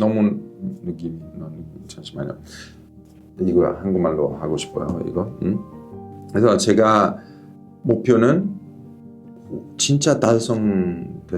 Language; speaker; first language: Korean; non-native, learner; Italian